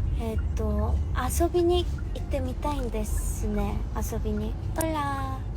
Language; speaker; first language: Japanese; non-native, learner; Korean